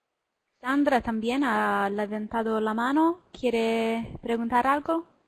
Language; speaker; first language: Spanish; non-native, learner; Italian